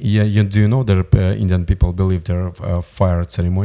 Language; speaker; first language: English; non-native, learner; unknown